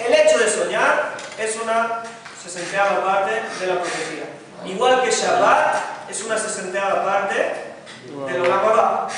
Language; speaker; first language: Spanish; non-native, fluent; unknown